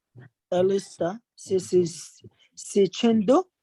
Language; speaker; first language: Portuguese; non-native, learner; Arabic